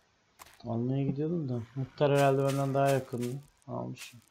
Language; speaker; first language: Turkish; native; Turkish